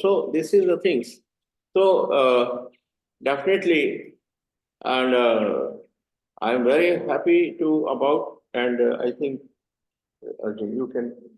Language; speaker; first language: English; non-native, learner; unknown